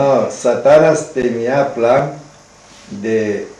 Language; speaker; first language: Spanish; non-native, learner; Romanian